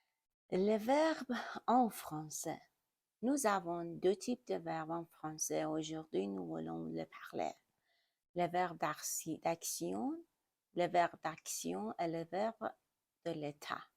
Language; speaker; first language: French; non-native, learner; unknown